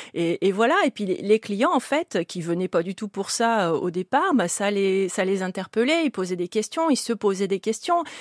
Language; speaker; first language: French; native; French